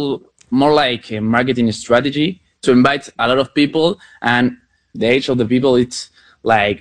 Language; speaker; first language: English; non-native, learner; Spanish